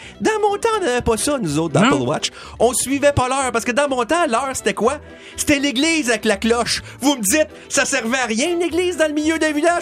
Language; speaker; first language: French; native; French